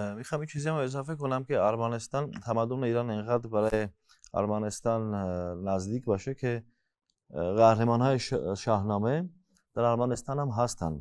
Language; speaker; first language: Persian; non-native, fluent; Armenian